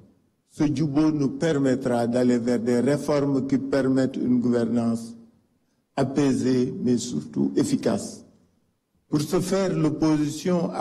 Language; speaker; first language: French; non-native, local second language; Wolof